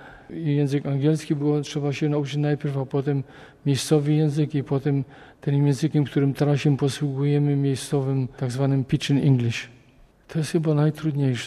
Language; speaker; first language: Polish; native; Polish